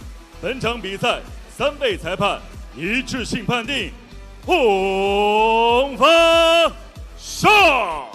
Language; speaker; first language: Chinese; native; Chinese